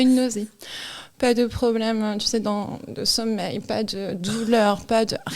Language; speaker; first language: French; native; French